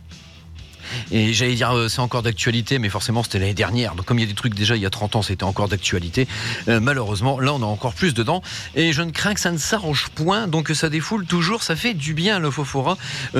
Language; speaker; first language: French; native; French